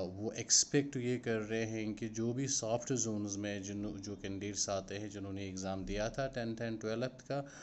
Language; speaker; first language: Hindi; non-native, local second language; Kashmiri